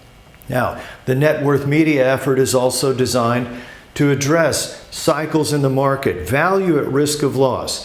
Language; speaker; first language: English; native; English